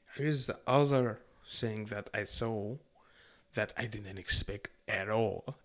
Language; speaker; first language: English; non-native, fluent; Arabic